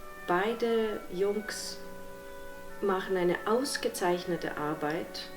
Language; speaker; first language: German; non-native, fluent; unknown